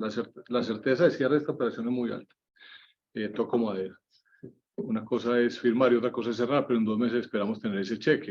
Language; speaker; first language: Spanish; native; Spanish